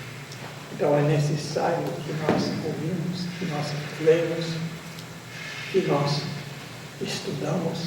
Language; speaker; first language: Portuguese; non-native, fluent; English